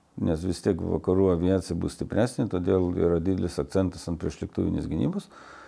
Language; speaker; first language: Lithuanian; non-native, local second language; Russian